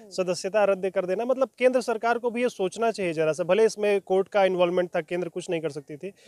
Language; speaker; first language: Hindi; native; Hindi